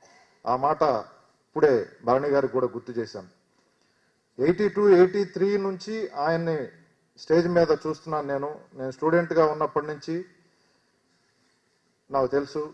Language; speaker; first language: Telugu; native; Telugu